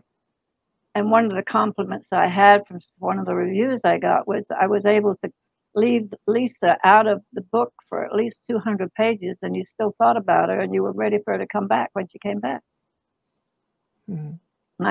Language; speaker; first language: English; native; English